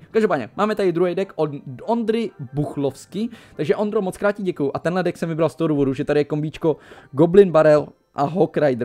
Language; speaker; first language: Czech; native; Czech